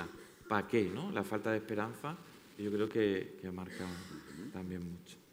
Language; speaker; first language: Spanish; native; Spanish